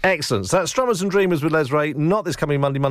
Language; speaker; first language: English; native; English